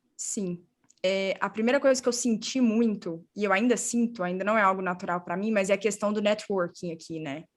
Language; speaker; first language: Portuguese; native; Portuguese